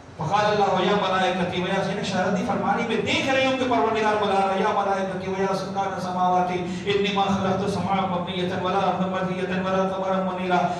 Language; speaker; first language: Urdu; native; Urdu